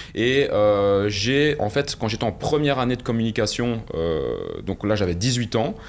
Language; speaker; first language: French; native; French